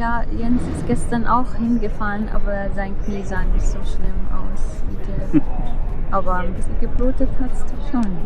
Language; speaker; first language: German; non-native, fluent; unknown